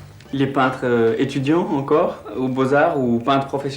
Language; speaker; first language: French; native; French